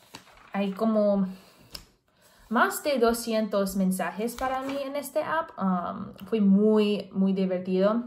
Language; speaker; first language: Spanish; non-native, learner; English